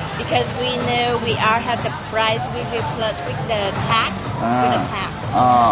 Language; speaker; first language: English; non-native, learner; Vietnamese